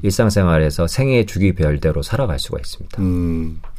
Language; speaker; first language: Korean; native; Korean